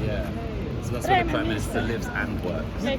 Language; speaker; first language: English; native; English